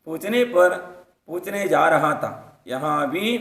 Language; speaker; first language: Hindi; non-native, local second language; Kannada